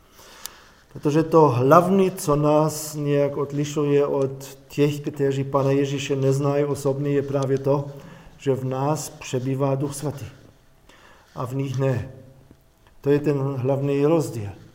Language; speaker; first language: Czech; non-native, fluent; German